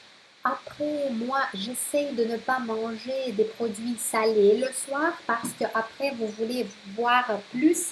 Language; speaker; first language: French; non-native, fluent; Russian